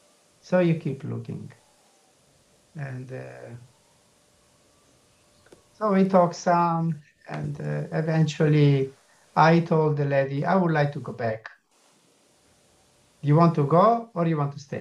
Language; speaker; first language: English; non-native, fluent; Italian